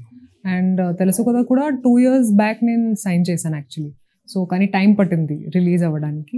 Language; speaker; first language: Telugu; non-native, local second language; Hindi